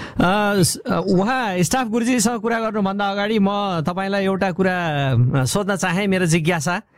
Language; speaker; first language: Nepali; native; Nepali